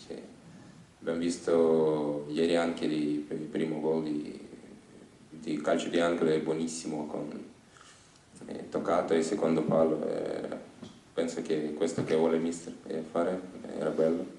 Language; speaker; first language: Italian; non-native, learner; Ukrainian